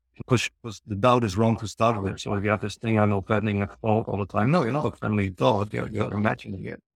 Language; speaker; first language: English; non-native, fluent; Dutch